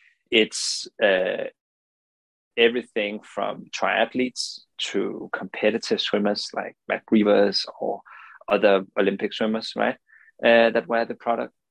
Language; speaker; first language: English; non-native, fluent; Danish